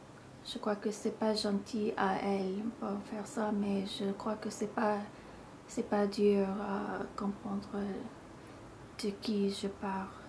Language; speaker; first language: French; non-native, learner; English